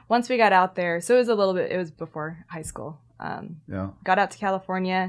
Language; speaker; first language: English; native; English